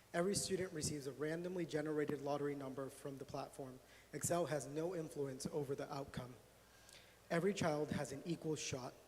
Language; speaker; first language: English; native; English